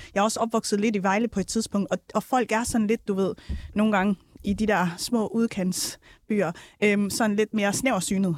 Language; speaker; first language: Danish; early bilingual, other home language; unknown